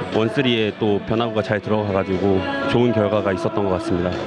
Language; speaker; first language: Korean; native; Korean